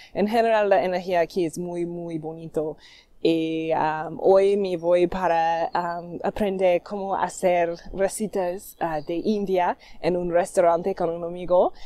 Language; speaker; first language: Spanish; non-native, learner; English